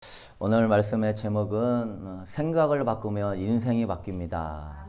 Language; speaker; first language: Korean; native; Korean